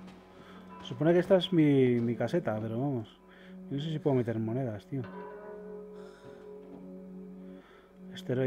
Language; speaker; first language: Spanish; native; Spanish